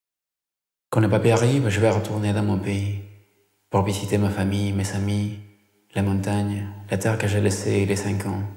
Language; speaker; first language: French; non-native, fluent; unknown